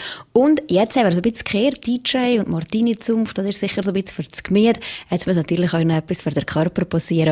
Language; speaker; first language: German; native; German